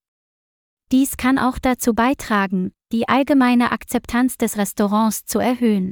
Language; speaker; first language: German; non-native, fluent; Vietnamese